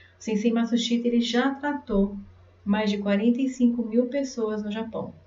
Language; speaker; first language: Portuguese; native; Portuguese